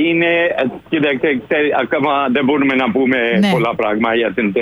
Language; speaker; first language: Greek; non-native, learner; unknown